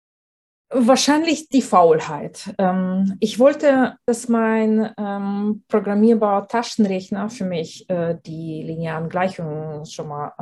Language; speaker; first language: German; non-native, fluent; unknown